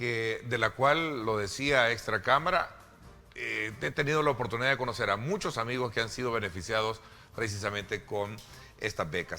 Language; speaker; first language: Spanish; native; Spanish